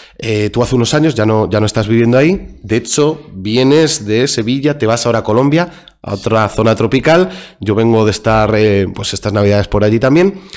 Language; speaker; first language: Spanish; native; Spanish